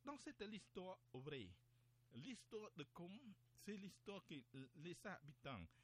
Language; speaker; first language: French; non-native, learner; Khmer